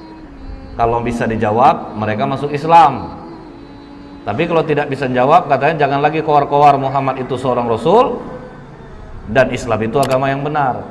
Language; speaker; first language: Indonesian; native; Indonesian